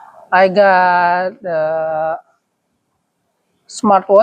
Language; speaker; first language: English; non-native, learner; Indonesian